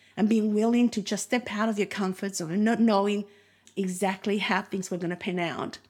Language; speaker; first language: English; non-native, fluent; Spanish